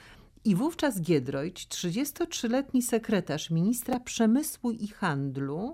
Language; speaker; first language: Polish; native; Polish